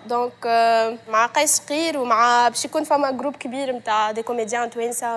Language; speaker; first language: Arabic; native; Arabic